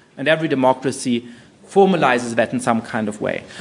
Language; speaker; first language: English; non-native, fluent; German